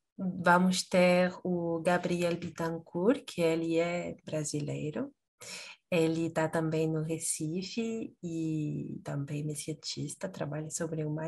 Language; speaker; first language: Portuguese; non-native, fluent; Spanish